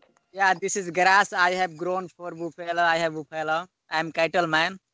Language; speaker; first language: English; non-native, learner; Hindi